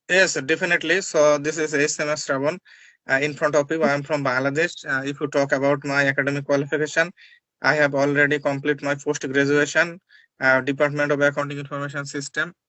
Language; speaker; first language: English; non-native, learner; Bangla